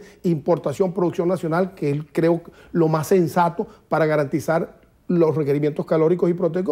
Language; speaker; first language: Spanish; native; Spanish